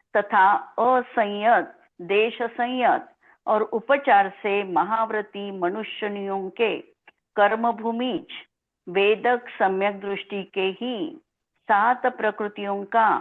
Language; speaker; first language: Hindi; non-native, local second language; Marathi